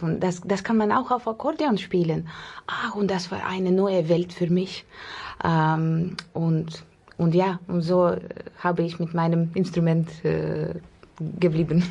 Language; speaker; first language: German; non-native, learner; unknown